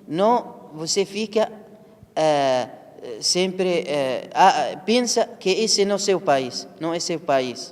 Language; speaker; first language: Portuguese; non-native, learner; Arabic